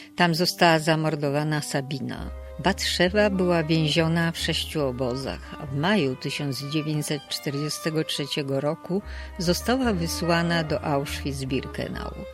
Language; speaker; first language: Polish; native; Polish